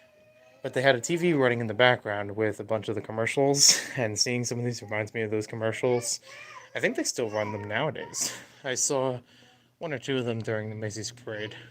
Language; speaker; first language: English; native; English